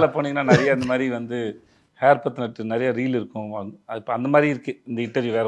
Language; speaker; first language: Tamil; native; Tamil